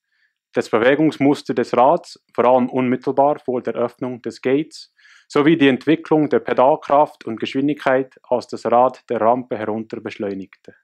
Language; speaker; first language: German; non-native, fluent; English